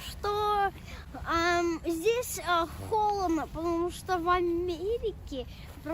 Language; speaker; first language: Russian; early bilingual, heritage; English